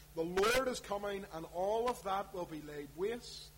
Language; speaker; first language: English; native; English